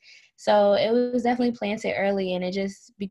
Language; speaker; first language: English; native; English